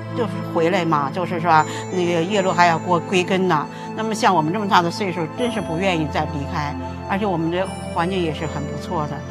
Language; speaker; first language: Chinese; native; Chinese